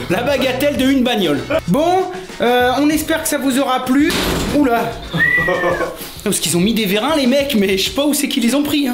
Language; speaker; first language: French; native; French